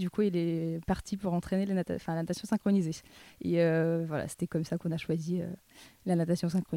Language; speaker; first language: French; non-native, fluent; Russian